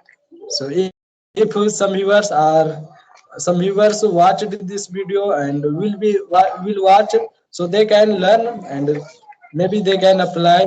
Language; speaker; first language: English; non-native, learner; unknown